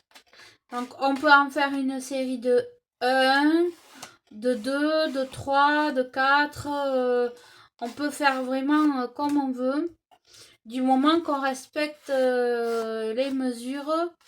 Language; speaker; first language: French; native; French